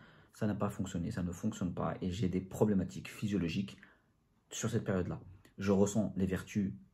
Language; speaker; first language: French; native; French